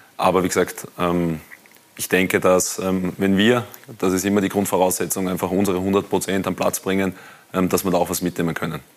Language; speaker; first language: German; native; German